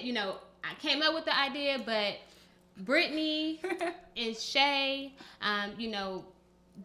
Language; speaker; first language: English; native; English